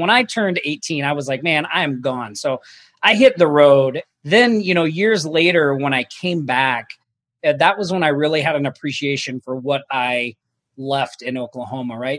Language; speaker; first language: English; native; English